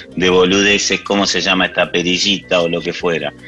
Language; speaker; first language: Spanish; early bilingual, other home language; English